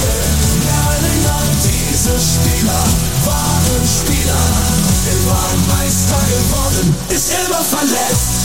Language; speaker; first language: German; non-native, learner; Italian